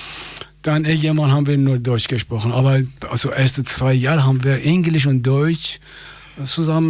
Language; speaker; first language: German; non-native, fluent; Persian